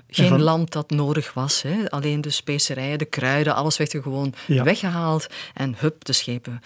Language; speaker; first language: Dutch; native; Dutch